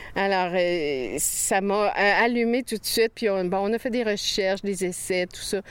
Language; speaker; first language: French; native; French